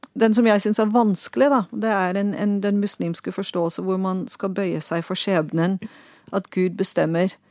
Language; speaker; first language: Norwegian; non-native, fluent; Dutch